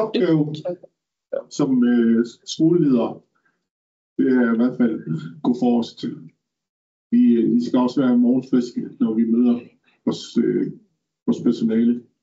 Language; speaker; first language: Danish; non-native, local second language; Kalaallisut